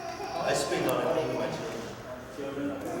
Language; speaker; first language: English; non-native, learner; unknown